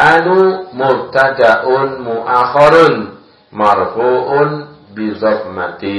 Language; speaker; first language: Arabic; non-native, fluent; Indonesian